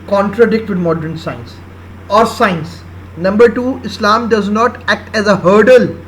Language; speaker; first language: English; non-native, local second language; Urdu